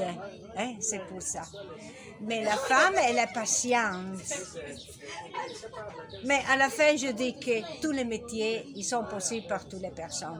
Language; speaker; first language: French; non-native, learner; Italian